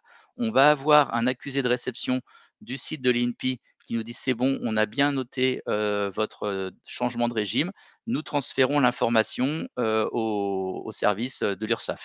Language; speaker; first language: French; native; French